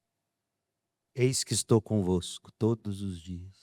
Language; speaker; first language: Portuguese; native; Portuguese